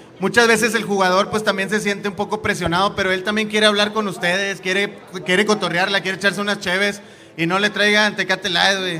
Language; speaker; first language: Spanish; native; Spanish